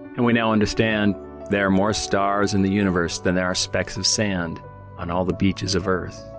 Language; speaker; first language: English; native; English